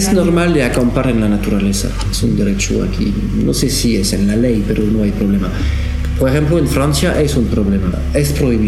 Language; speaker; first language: Spanish; non-native, learner; French